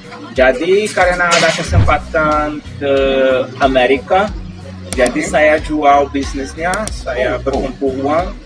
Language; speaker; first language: Indonesian; non-native, fluent; Portuguese